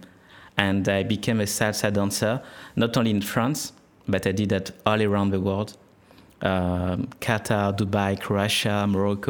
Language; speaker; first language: English; non-native, fluent; French